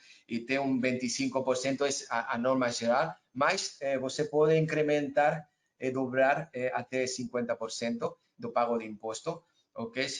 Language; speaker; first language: Portuguese; non-native, learner; Spanish